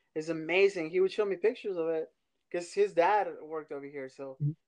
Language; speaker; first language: English; early bilingual, other home language; Spanish